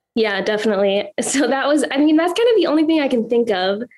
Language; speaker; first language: English; native; English